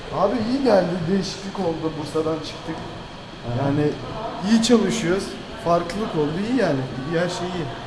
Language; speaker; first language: Turkish; early bilingual, heritage; Turkish